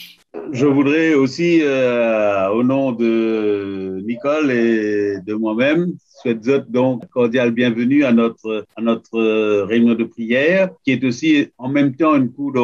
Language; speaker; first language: French; non-native, local second language; Morisyen